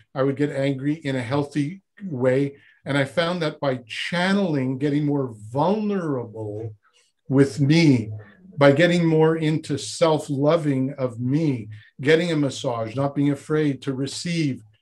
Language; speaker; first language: English; native; English